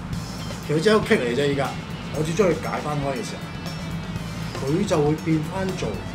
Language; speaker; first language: Cantonese; native; Cantonese